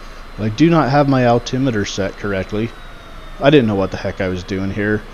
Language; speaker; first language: English; native; English